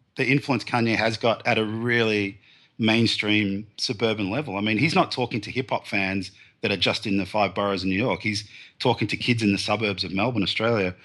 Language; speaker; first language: English; native; English